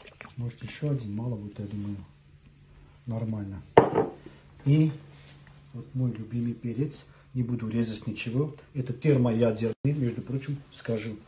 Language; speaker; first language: Russian; non-native, fluent; Armenian